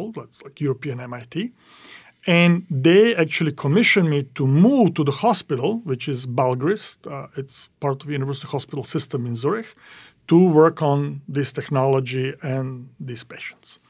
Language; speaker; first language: English; non-native, fluent; Serbian